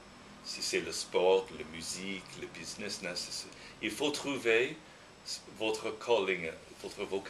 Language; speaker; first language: French; non-native, fluent; English